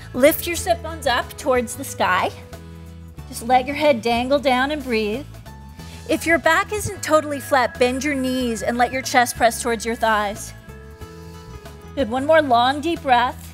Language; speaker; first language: English; native; English